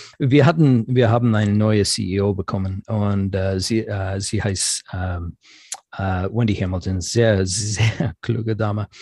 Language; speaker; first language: German; non-native, fluent; English